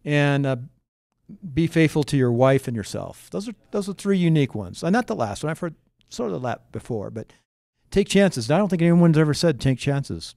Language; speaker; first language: English; native; English